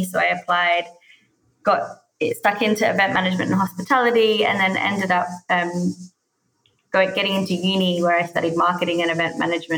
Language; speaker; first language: English; native; English